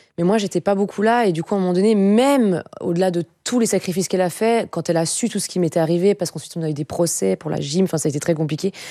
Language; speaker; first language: French; native; French